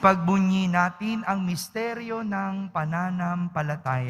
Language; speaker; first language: Filipino; native; Filipino